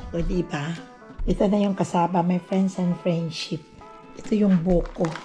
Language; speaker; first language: Filipino; non-native, local second language; Cebuano